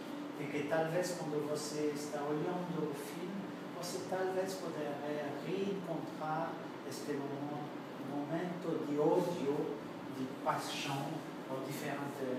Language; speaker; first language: Portuguese; non-native, learner; French